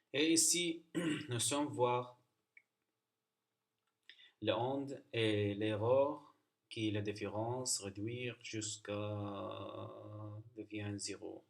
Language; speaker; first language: French; non-native, learner; Arabic